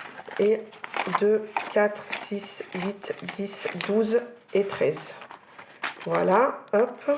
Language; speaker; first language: French; native; French